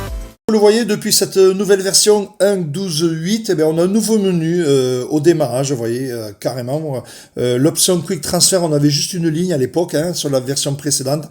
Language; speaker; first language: French; native; French